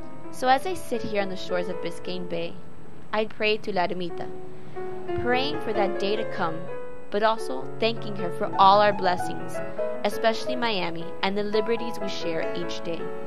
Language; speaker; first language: English; native; English